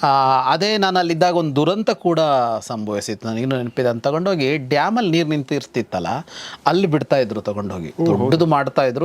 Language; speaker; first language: Kannada; native; Kannada